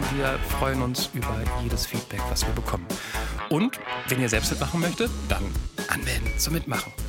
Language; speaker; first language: German; native; German